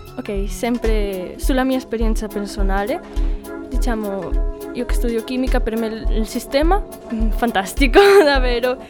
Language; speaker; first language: Italian; non-native, fluent; Spanish